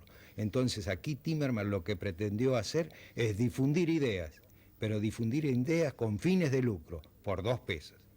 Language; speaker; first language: Spanish; native; Spanish